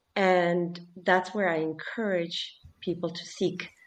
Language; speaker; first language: English; early bilingual, other home language; Swedish